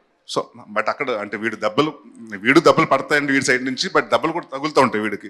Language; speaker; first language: Telugu; native; Telugu